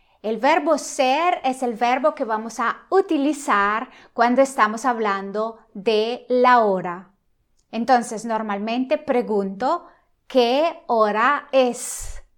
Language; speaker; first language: Spanish; non-native, fluent; Italian